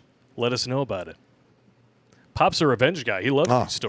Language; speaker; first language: English; native; English